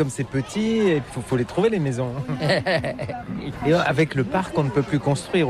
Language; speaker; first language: French; native; French